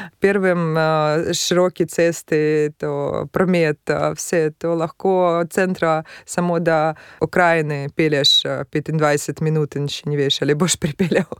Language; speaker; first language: Slovenian; non-native, fluent; Russian